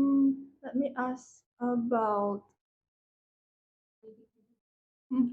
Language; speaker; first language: English; non-native, learner; Indonesian